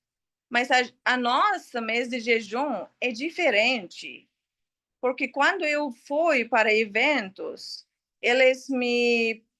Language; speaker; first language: Portuguese; non-native, learner; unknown